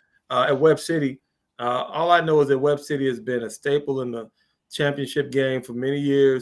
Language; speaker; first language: English; native; English